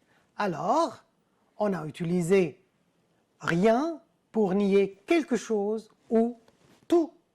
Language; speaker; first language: French; non-native, fluent; Arabic